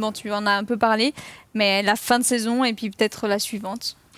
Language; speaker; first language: French; native; French